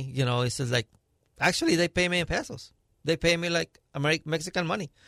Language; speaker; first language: English; non-native, fluent; Spanish